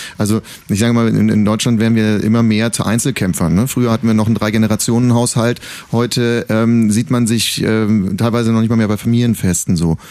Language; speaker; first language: German; native; German